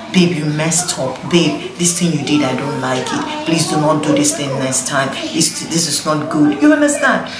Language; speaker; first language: English; non-native, local second language; Igbo